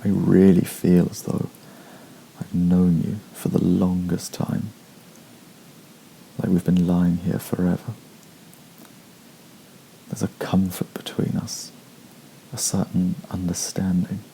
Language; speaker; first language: English; native; English